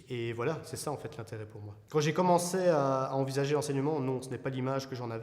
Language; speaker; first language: French; native; French